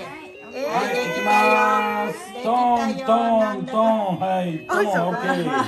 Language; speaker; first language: Japanese; native; Japanese